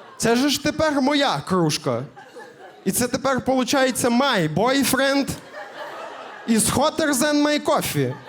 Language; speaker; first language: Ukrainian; native; Ukrainian